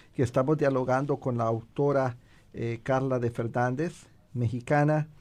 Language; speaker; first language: Spanish; native; Spanish